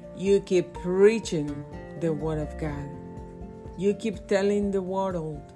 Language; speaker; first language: English; non-native, fluent; Spanish